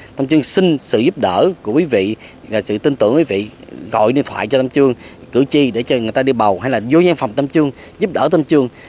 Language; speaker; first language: Vietnamese; early bilingual, other home language; English